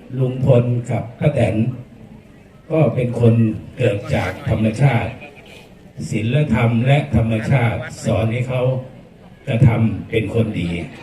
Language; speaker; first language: Thai; native; Thai